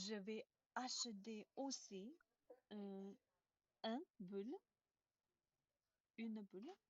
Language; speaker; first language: French; non-native, learner; Chinese